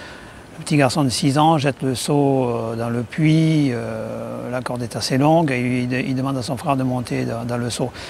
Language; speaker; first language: French; native; French